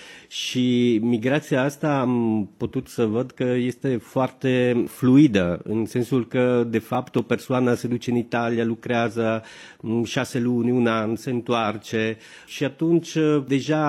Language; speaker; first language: Romanian; non-native, fluent; Italian